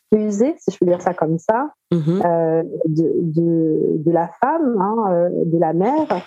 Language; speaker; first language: French; native; French